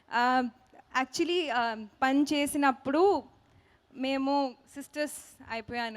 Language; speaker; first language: Telugu; non-native, learner; Hindi